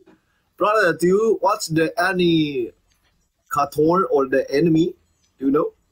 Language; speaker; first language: English; non-native, learner; Nepali